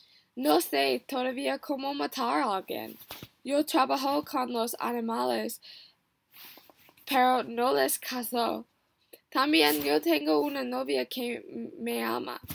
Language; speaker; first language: Spanish; non-native, learner; English